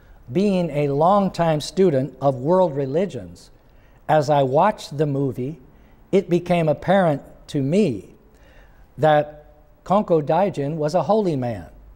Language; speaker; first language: English; native; English